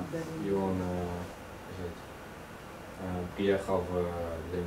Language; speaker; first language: Russian; non-native, learner; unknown